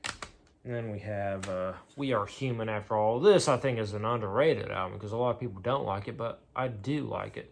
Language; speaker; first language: English; native; English